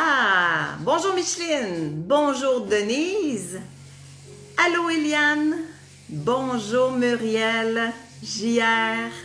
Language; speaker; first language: French; native; French